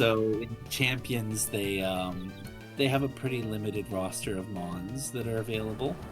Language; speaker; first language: English; native; English